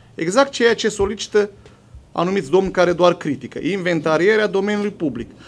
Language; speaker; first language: Romanian; native; Romanian